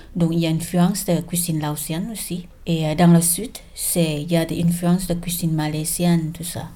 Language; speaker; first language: French; non-native, learner; Thai